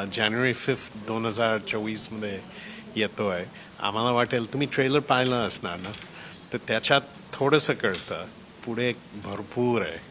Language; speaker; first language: Marathi; early bilingual, heritage; Marathi